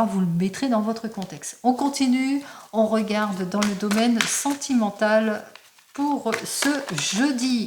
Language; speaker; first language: French; native; French